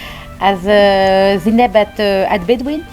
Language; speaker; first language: Hebrew; non-native, learner; French